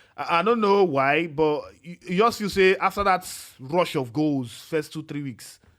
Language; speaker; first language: Nigerian Pidgin; non-native, local second language; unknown